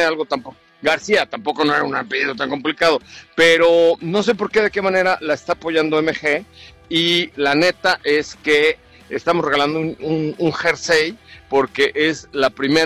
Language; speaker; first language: Spanish; native; Spanish